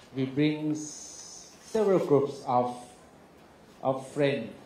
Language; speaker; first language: English; non-native, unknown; Thai